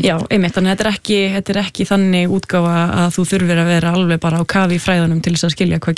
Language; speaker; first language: Icelandic; native; Icelandic